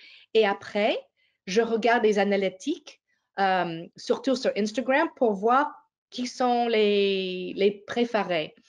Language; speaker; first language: French; non-native, fluent; English